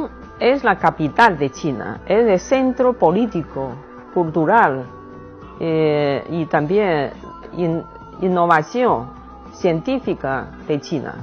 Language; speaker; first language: Spanish; non-native, fluent; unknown